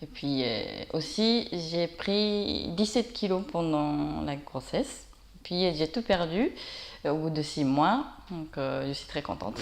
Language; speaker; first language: French; non-native, learner; Japanese